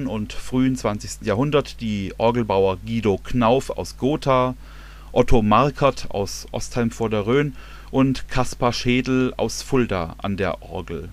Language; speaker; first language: German; native; German